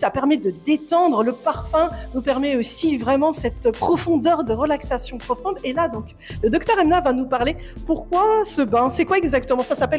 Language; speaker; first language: French; native; French